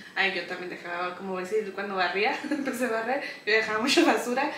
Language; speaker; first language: Spanish; early bilingual, other home language; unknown